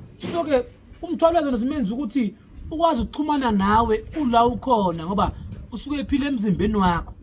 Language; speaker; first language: Zulu; native; Zulu